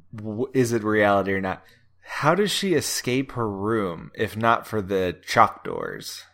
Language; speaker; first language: English; native; English